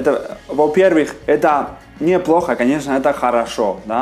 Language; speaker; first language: Russian; non-native, fluent; Spanish